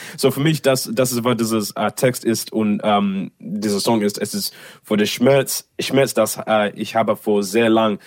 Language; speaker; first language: German; non-native, learner; English